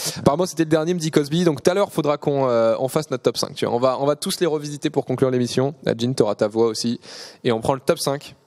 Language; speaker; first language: French; native; French